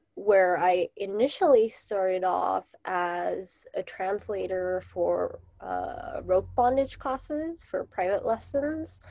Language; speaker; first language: English; non-native, fluent; Japanese